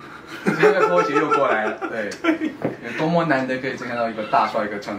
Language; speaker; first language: Chinese; native; Chinese